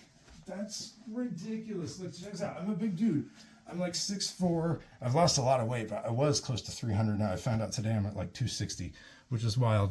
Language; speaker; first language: English; native; English